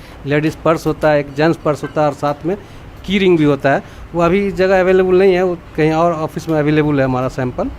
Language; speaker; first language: Hindi; native; Hindi